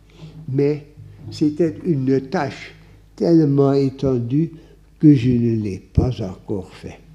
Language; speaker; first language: French; non-native, fluent; Dutch